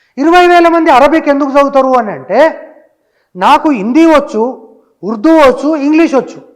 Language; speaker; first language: Telugu; native; Telugu